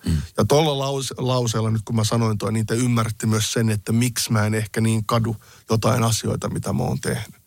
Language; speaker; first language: Finnish; early bilingual, other home language; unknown